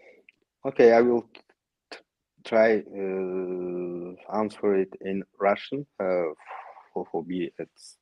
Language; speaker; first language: English; non-native, learner; Yakut